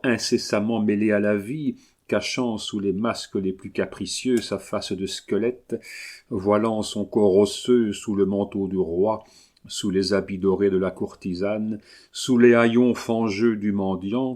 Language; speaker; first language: French; native; French